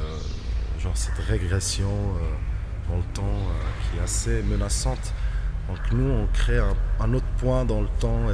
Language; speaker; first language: French; non-native, local second language; Arabic